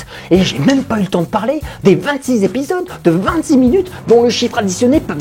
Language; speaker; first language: French; native; French